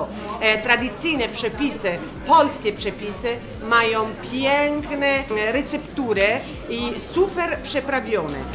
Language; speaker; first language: Polish; non-native, fluent; Italian